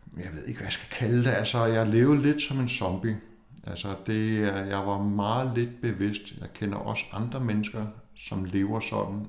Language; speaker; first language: Danish; native; Danish